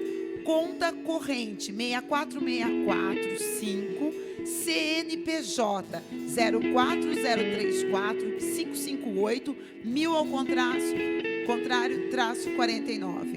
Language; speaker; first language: Portuguese; native; Portuguese